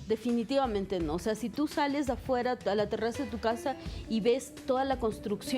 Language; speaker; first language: Spanish; native; Spanish